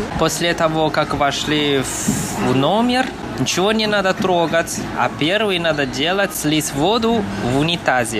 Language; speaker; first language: Russian; non-native, fluent; Chinese